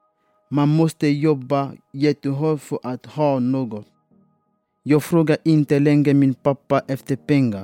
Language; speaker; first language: Swedish; non-native, fluent; French